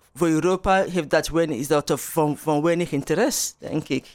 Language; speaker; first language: Dutch; non-native, fluent; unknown